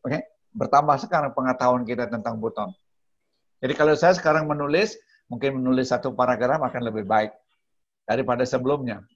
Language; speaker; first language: Indonesian; non-native, local second language; Balinese